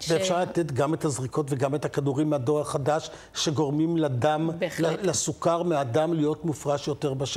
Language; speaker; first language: Hebrew; native; Hebrew